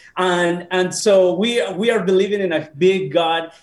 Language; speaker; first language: English; non-native, fluent; Spanish